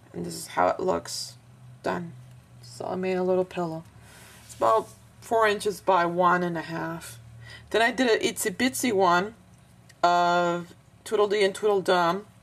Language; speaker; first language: English; non-native, fluent; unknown